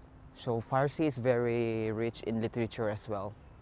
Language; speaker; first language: English; non-native, local second language; Cebuano